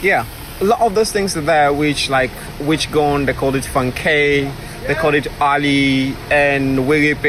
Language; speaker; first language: English; non-native, local second language; Krio